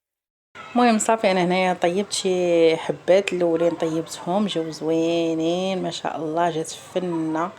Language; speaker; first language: Arabic; native; Arabic